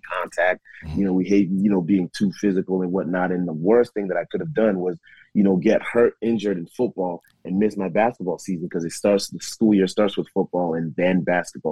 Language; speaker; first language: English; native; English